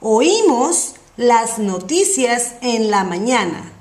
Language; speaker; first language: Spanish; non-native, fluent; English